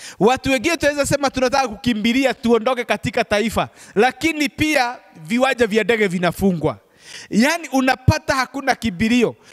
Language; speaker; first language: Swahili; non-native, local second language; Kikuyu